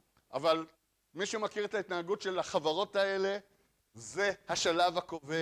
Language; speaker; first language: Hebrew; native; Hebrew